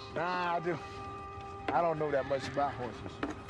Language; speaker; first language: English; native; English